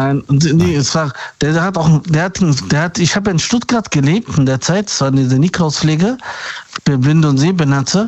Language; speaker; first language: German; native; German